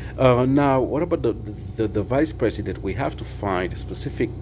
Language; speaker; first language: English; non-native, local second language; Haitian Creole